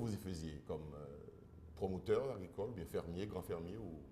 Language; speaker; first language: French; non-native, local second language; Haitian Creole